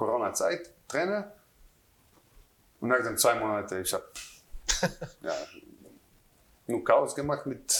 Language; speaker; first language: German; non-native, learner; Croatian